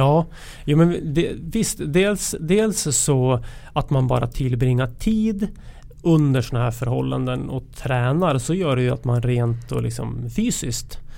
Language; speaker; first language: Swedish; native; Swedish